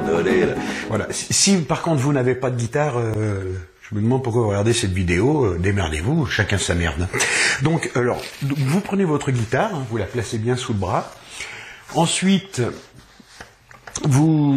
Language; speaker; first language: French; native; French